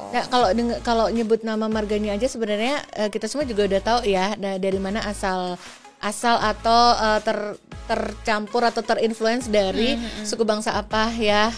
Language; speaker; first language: Indonesian; native; Indonesian